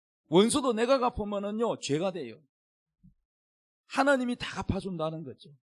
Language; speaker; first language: Korean; native; Korean